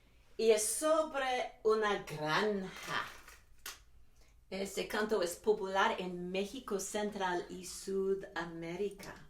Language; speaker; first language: Spanish; non-native, learner; English